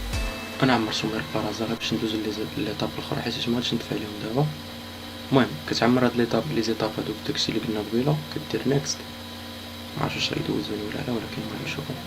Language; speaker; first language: Arabic; native; Arabic